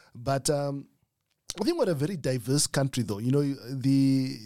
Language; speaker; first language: English; non-native, local second language; Shona